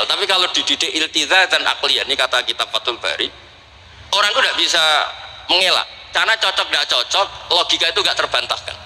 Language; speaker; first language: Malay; non-native, local second language; Javanese